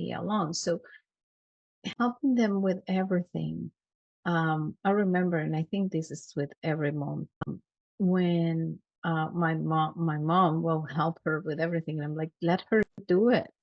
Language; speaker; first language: English; non-native, fluent; Spanish